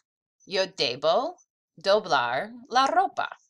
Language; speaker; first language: Spanish; non-native, fluent; English